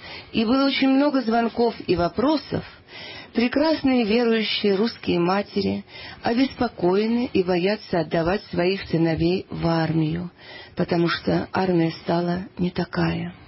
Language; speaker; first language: Russian; native; Russian